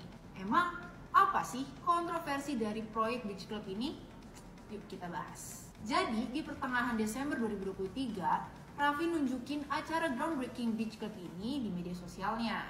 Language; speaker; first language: Indonesian; native; Indonesian